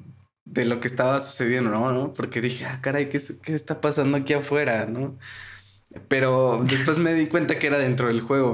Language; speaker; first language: Spanish; native; Spanish